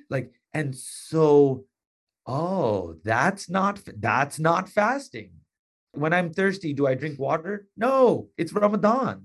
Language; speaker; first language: English; native; English